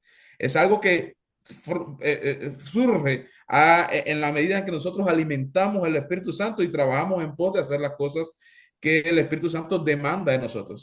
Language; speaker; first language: Spanish; native; Spanish